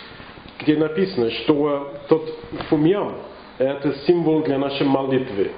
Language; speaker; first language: Russian; non-native, learner; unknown